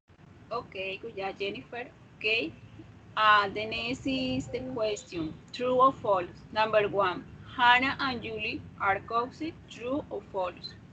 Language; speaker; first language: English; non-native, learner; Spanish